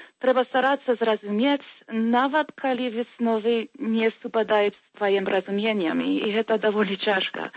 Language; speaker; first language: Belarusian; early bilingual, heritage; Belarusian